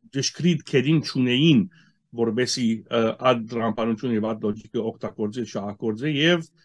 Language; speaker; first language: Armenian; early bilingual, heritage; Armenian